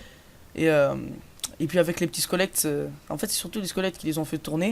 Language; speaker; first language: French; native; French